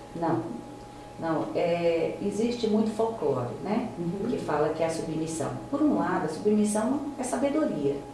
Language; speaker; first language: Portuguese; native; Portuguese